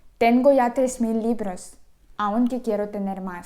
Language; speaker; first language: Spanish; non-native, fluent; Ukrainian